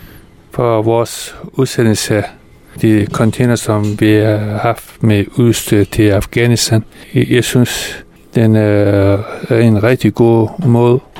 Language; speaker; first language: Danish; non-native, fluent; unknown